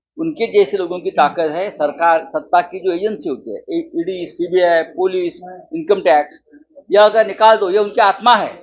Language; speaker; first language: Hindi; non-native, local second language; Marathi